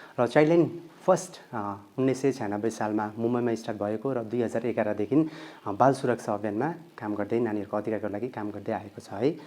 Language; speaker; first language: Nepali; native; Nepali